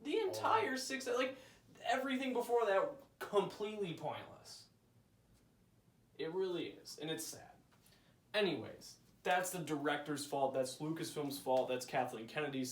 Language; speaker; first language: English; native; English